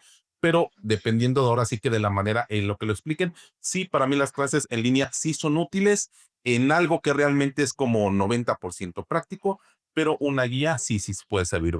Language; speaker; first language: Spanish; native; Spanish